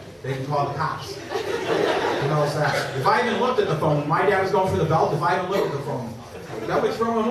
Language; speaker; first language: English; native; English